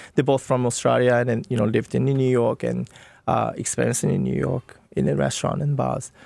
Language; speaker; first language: English; non-native, fluent; Japanese